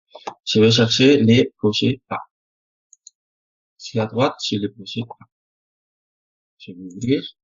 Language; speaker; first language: French; non-native, fluent; Spanish